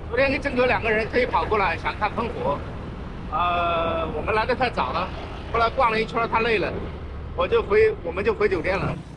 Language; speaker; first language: Chinese; native; Chinese